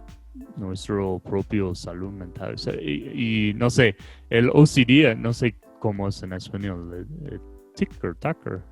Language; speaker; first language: Spanish; non-native, fluent; English